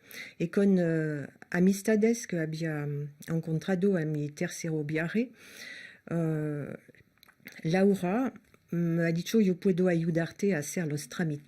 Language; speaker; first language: Spanish; non-native, fluent; French